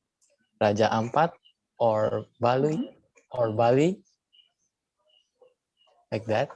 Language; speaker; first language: English; non-native, learner; Indonesian